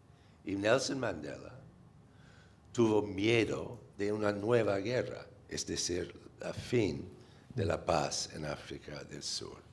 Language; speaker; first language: Spanish; non-native, fluent; English